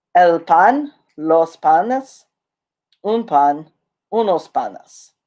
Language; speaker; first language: Spanish; non-native, learner; English